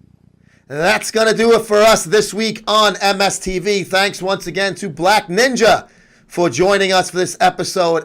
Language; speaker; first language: English; native; English